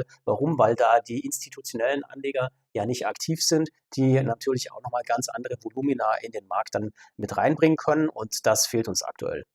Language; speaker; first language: German; native; German